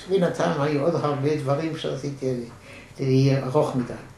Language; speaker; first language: Hebrew; non-native, fluent; German